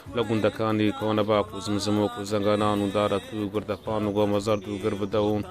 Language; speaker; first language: Central Kurdish; native; Central Kurdish